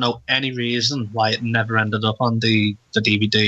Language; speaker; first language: English; native; English